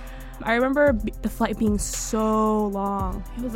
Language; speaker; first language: English; early bilingual, other home language; Hiligaynon